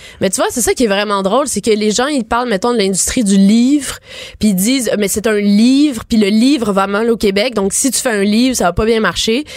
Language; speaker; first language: French; native; French